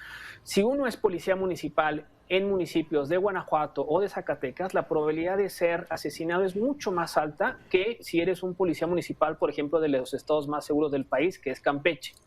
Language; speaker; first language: Spanish; native; Spanish